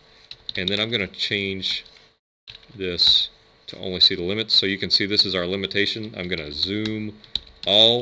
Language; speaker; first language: English; native; English